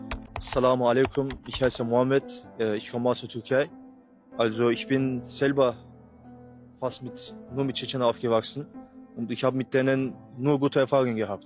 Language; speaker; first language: German; early bilingual, other home language; Turkish